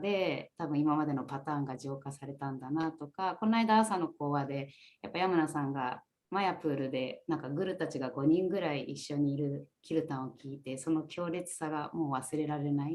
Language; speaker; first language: Japanese; native; Japanese